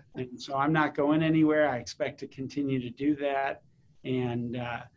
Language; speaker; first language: English; native; English